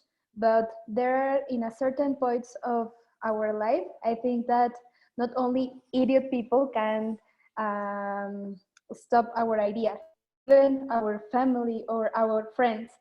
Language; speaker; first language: English; non-native, learner; Spanish